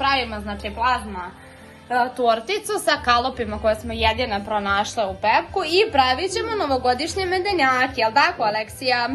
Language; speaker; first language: Bosnian; native; Bosnian